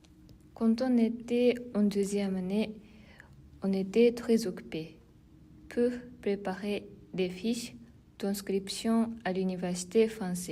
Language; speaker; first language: French; non-native, learner; Japanese